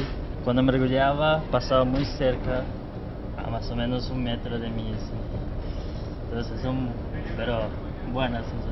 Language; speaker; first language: Spanish; non-native, learner; Portuguese